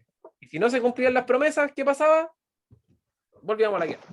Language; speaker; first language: Spanish; native; Spanish